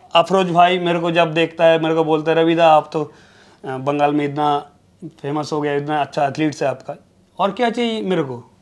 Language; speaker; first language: Hindi; non-native, local second language; Bangla